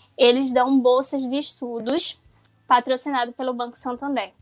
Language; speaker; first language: Portuguese; native; Portuguese